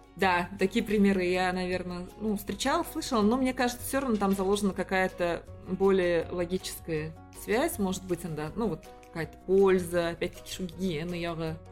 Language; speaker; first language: Russian; non-native, local second language; Tatar